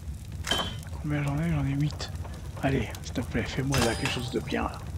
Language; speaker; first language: French; native; French